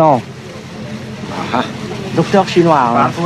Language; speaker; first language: French; non-native, fluent; Vietnamese